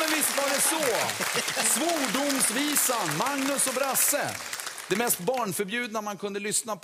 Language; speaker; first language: Swedish; native; Swedish